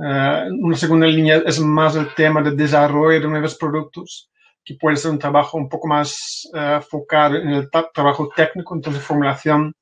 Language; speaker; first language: Spanish; non-native, fluent; Dutch